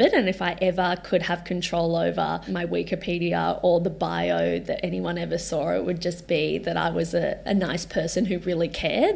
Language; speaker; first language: English; native; English